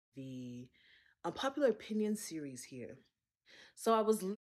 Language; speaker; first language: English; native; English